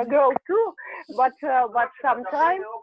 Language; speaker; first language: English; non-native, learner; Russian